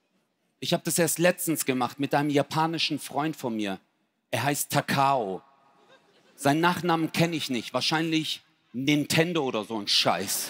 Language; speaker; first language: German; early bilingual, other home language; Turkish